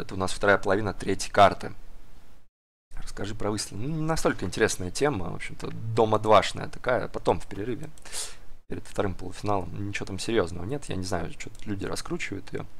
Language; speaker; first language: Russian; native; Russian